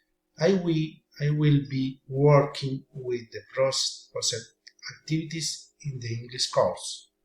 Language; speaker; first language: English; non-native, learner; Spanish